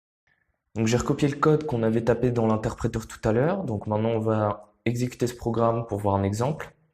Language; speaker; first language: French; native; French